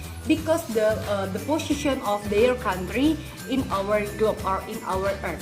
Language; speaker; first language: English; non-native, fluent; Indonesian